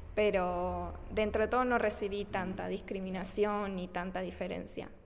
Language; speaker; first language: Spanish; early bilingual, other home language; Japanese